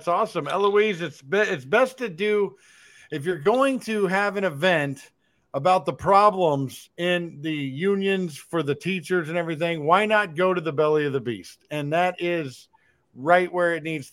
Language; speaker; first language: English; native; English